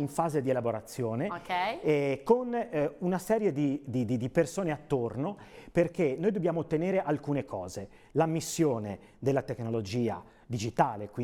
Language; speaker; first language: Italian; native; Italian